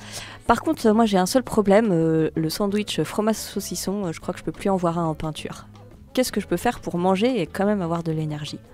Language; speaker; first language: French; native; French